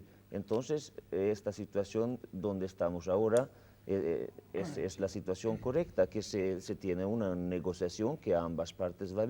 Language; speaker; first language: Spanish; non-native, fluent; Swedish